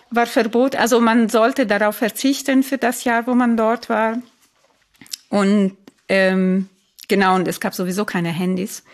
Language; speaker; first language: German; non-native, fluent; Italian